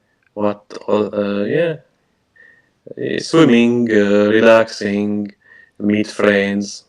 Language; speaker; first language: English; non-native, learner; Arabic